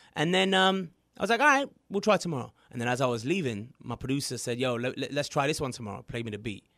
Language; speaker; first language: English; native; English